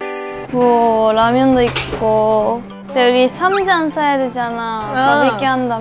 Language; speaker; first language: Korean; non-native, fluent; Japanese